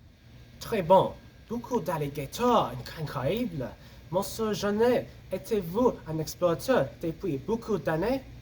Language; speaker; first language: French; non-native, learner; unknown